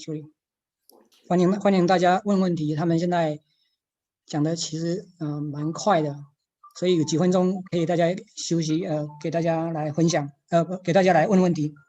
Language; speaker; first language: Chinese; native; Chinese